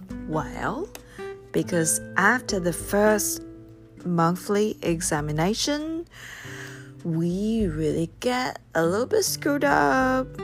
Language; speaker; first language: English; non-native, fluent; Chinese